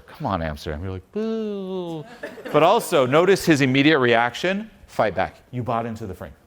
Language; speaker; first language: English; non-native, fluent; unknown